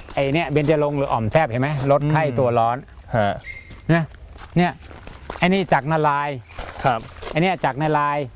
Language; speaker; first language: Thai; native; Thai